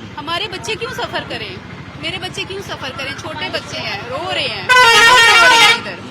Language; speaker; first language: Urdu; native; Urdu